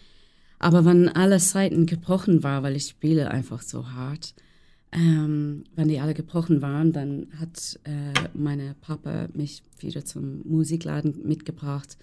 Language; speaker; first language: German; non-native, fluent; English